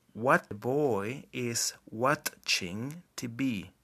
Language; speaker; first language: English; non-native, fluent; Spanish